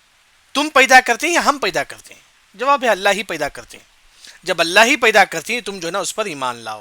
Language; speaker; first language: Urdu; non-native, local second language; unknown